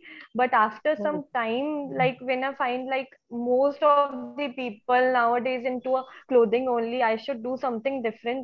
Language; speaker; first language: English; non-native, local second language; Hindi